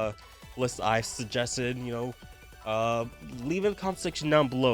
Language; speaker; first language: English; native; English